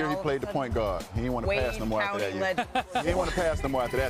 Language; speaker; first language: English; native; English